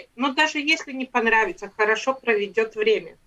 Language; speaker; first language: Russian; non-native, local second language; Latvian